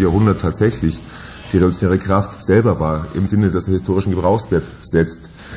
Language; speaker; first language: German; native; German